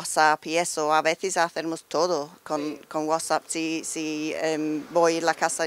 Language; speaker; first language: Spanish; non-native, learner; English